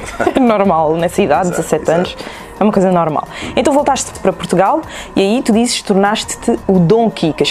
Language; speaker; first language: Portuguese; native; Portuguese